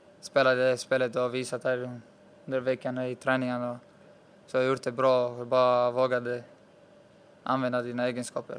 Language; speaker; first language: Swedish; early bilingual, other home language; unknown